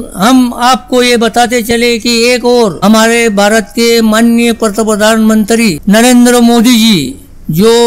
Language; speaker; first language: Hindi; non-native, local second language; Marathi